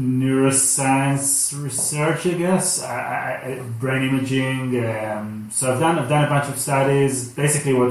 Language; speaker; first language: English; non-native, fluent; Hebrew